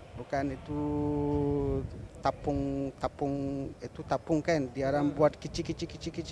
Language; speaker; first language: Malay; non-native, learner; Rohingya